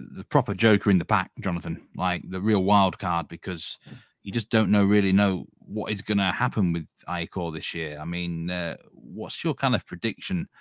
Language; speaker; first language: English; native; English